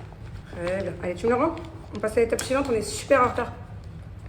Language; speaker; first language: French; native; French